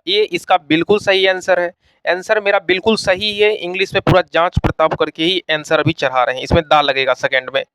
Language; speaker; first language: Hindi; native; Hindi